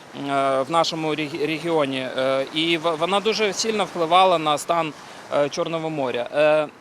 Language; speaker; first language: Ukrainian; native; Ukrainian